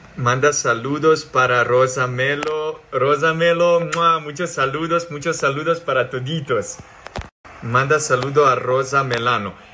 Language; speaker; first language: Spanish; non-native, learner; Serbian